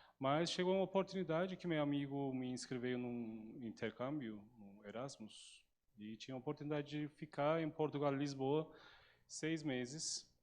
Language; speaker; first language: Portuguese; non-native, fluent; Turkish